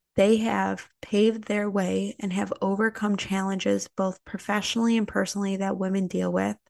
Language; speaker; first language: English; native; English